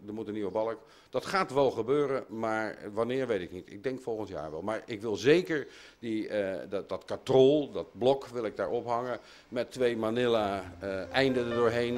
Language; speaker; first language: Dutch; native; Dutch